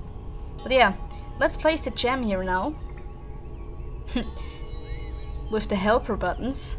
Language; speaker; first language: English; non-native, fluent; German